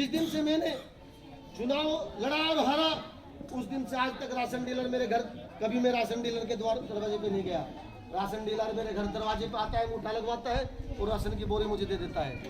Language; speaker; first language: Hindi; native; Hindi